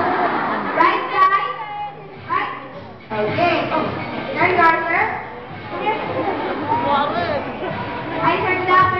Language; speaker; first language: English; non-native, local second language; Filipino